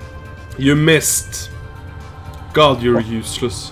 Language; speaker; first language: English; non-native, fluent; Norwegian